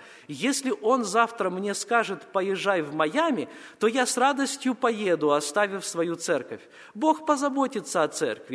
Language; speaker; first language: Russian; native; Russian